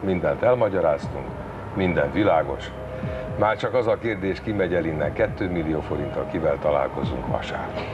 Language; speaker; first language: Hungarian; native; Hungarian